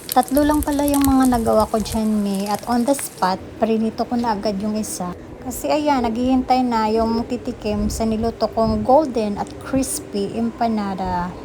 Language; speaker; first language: Filipino; native; Filipino